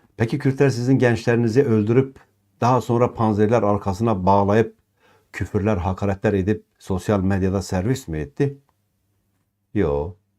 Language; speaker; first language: Turkish; non-native, local second language; Kurdish